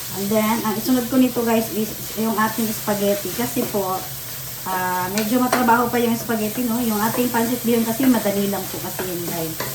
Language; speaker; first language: Filipino; non-native, local second language; Hiligaynon